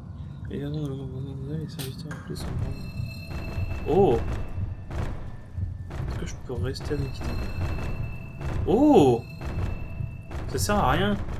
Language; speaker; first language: French; native; French